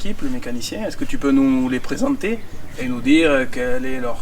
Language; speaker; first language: French; native; French